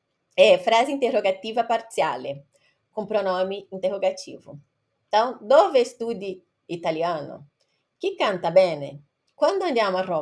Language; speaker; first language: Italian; non-native, fluent; Portuguese